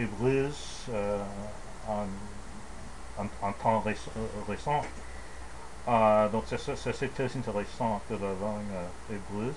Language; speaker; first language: French; non-native, learner; English